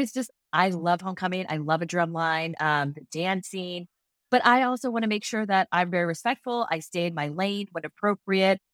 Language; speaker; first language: English; native; English